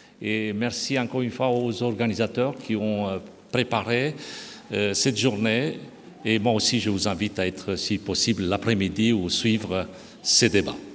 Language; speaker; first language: French; non-native, fluent; Romanian